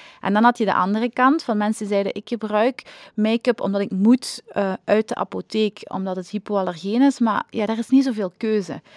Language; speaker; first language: Dutch; native; Dutch